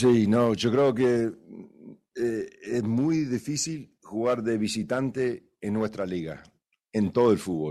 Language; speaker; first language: Spanish; early bilingual, heritage; Spanish